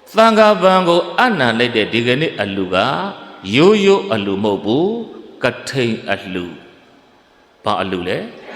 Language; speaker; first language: Burmese; native; Burmese